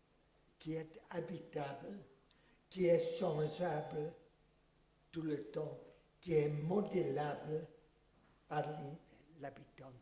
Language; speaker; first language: French; non-native, fluent; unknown